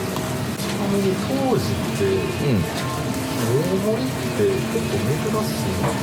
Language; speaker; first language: Japanese; native; Japanese